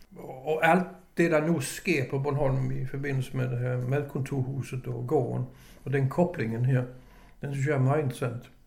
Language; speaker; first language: Danish; native; Danish